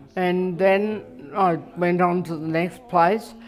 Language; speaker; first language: English; native; English